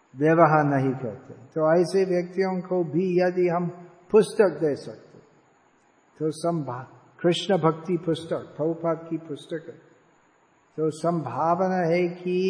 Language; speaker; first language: Hindi; non-native, fluent; English